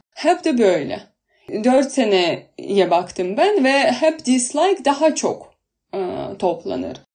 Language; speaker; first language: Turkish; non-native, fluent; Russian